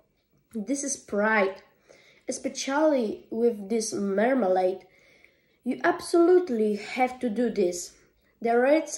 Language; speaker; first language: English; non-native, learner; Polish